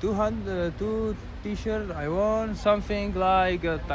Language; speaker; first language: English; non-native, learner; Czech